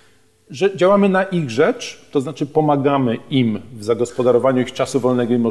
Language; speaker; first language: Polish; native; Polish